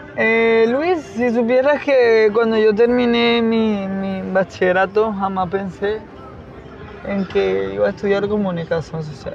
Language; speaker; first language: Spanish; native; Spanish